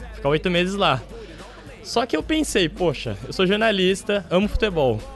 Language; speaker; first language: Portuguese; native; Portuguese